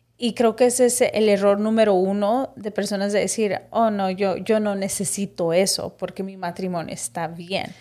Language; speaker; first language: Spanish; early bilingual, heritage; Spanish